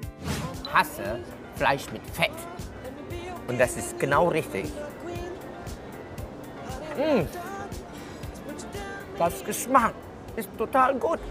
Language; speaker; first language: German; non-native, fluent; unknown